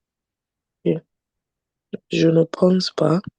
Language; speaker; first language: French; non-native, learner; English